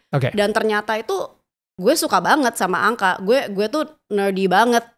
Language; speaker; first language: Indonesian; native; Indonesian